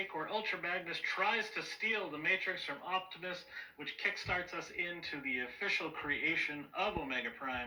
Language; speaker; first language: English; native; English